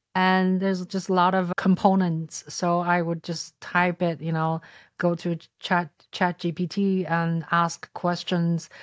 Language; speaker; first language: English; non-native, fluent; Chinese